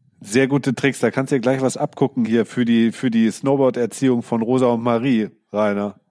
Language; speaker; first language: German; native; German